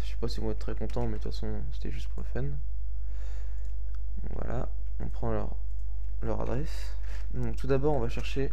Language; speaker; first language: French; native; French